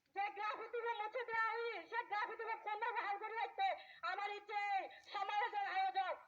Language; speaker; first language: Bangla; non-native, local second language; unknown